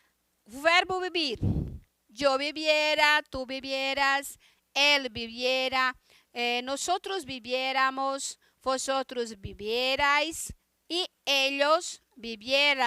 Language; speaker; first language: Spanish; non-native, fluent; Portuguese